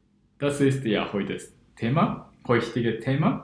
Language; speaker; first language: German; non-native, learner; Japanese